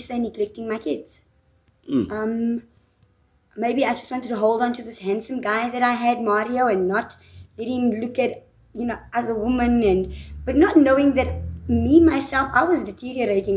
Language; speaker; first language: English; native; English